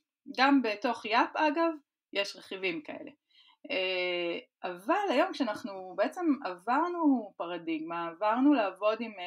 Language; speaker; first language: Hebrew; native; Hebrew